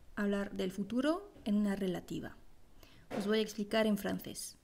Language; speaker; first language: Spanish; non-native, fluent; French